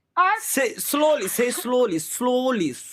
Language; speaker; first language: English; non-native, learner; Bangla